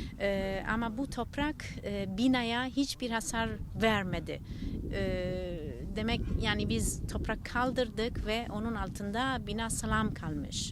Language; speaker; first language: Turkish; non-native, learner; Italian